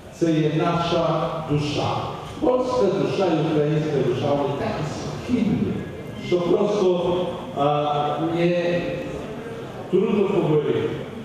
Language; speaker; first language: Polish; non-native, learner; Ukrainian